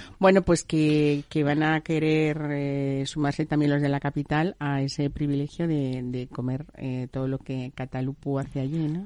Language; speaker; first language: Spanish; native; Spanish